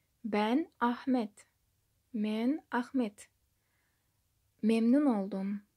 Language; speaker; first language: Turkish; non-native, fluent; Kyrgyz